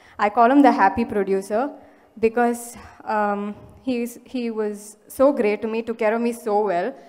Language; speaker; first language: English; non-native, local second language; Telugu